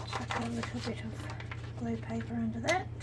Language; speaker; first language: English; native; English